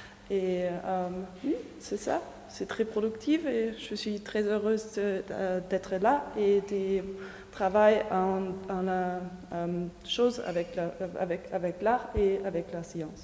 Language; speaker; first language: French; non-native, fluent; German